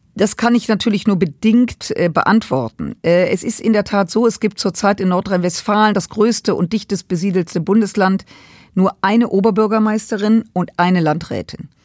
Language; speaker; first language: German; native; German